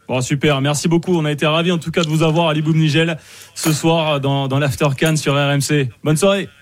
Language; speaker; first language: French; native; French